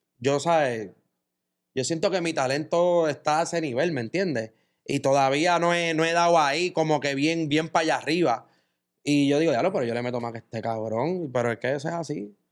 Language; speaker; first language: Spanish; native; Spanish